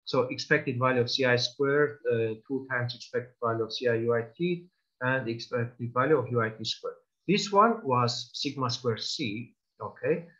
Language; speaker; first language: English; non-native, fluent; Armenian